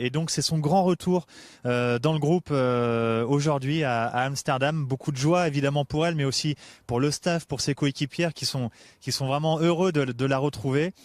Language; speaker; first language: French; native; French